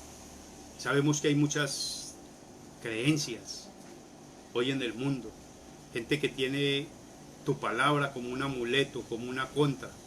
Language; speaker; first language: Spanish; native; Spanish